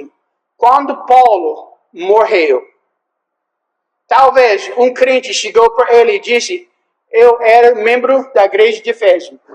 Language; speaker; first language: Portuguese; non-native, fluent; English